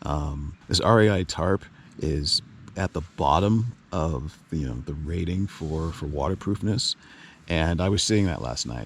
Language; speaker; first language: English; native; English